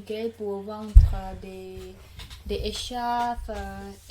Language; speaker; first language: French; non-native, learner; Khmer